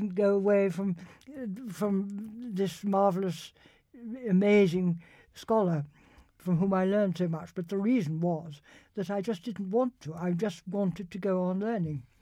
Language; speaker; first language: English; native; English